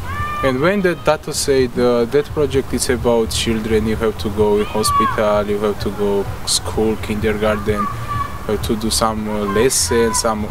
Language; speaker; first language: English; non-native, learner; Georgian